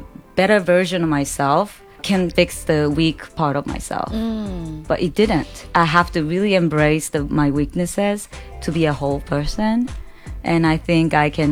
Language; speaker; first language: English; non-native, fluent; Japanese